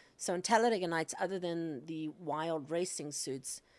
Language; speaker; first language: English; native; English